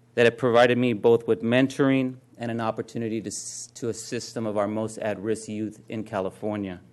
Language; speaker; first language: English; native; English